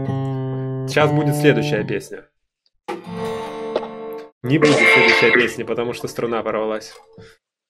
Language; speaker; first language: Russian; native; Russian